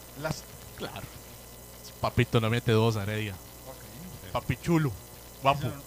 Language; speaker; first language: Spanish; native; Spanish